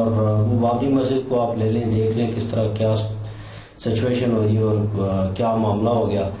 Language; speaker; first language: Urdu; non-native, local second language; Punjabi